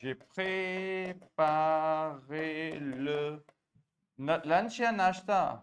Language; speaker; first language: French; non-native, fluent; Hindi